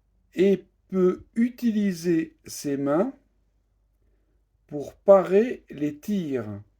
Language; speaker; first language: French; native; French